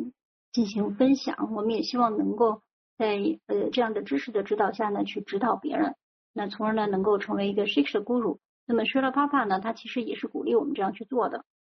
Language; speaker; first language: Chinese; native; Chinese